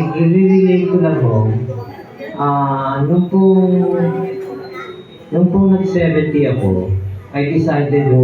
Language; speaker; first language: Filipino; native; Filipino